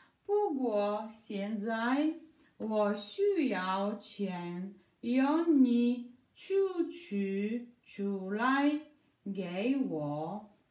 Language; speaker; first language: Chinese; non-native, learner; Bulgarian